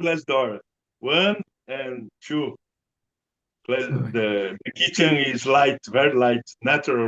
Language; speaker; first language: English; non-native, learner; Portuguese